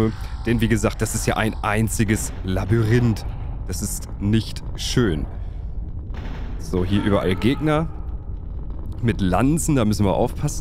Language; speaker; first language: German; native; German